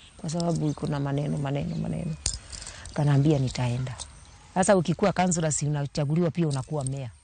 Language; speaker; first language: Swahili; non-native, local second language; Luo (Kenya and Tanzania)